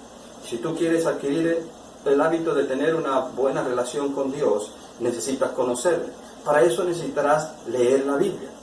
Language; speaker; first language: Spanish; native; Spanish